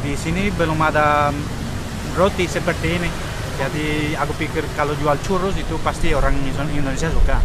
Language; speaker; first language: Indonesian; non-native, learner; Spanish